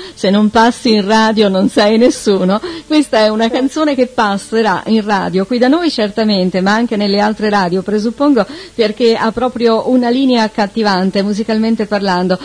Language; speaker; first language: Italian; native; Italian